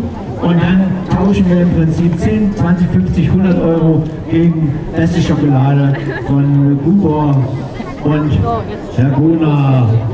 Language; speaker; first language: German; native; German